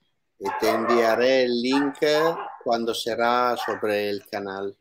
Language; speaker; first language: Spanish; non-native, learner; Italian